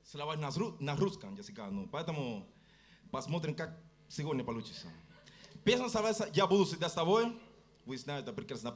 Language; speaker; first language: Russian; non-native, learner; Spanish